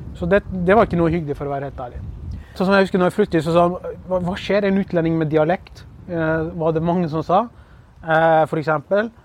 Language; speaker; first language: Norwegian; early bilingual, other home language; Kurdish